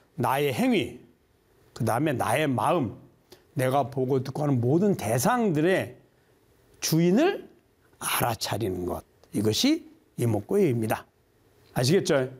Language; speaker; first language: Korean; native; Korean